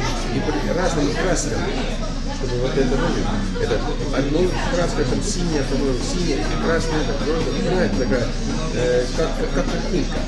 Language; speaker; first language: Russian; non-native, fluent; Estonian